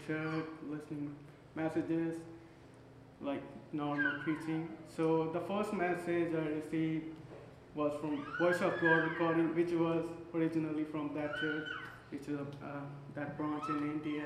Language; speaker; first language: English; non-native, local second language; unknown